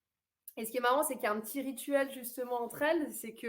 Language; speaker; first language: French; native; French